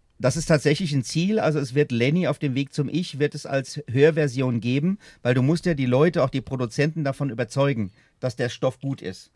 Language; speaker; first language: German; native; German